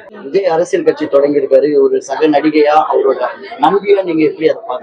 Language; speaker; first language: Tamil; native; Tamil